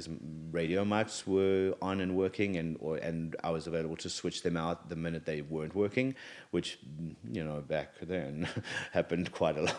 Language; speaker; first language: English; native; English